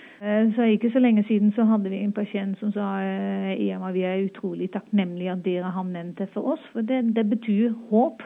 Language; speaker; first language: Norwegian; non-native, fluent; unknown